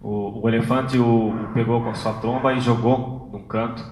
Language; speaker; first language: Portuguese; native; Portuguese